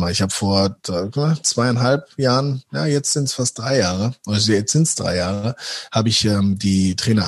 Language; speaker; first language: German; native; German